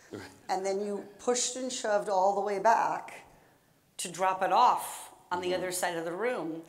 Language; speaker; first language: English; native; English